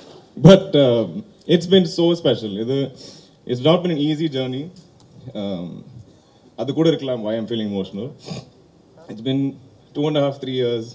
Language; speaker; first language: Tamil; non-native, fluent; Malayalam